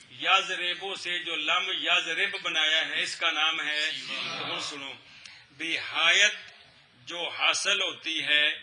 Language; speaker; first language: Urdu; non-native, local second language; Punjabi